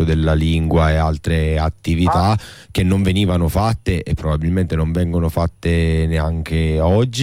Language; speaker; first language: Italian; native; Italian